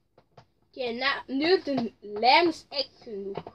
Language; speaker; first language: Dutch; early bilingual, other home language; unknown